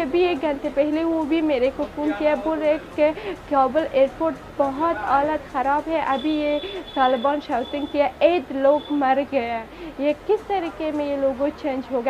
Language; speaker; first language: Hindi; non-native, fluent; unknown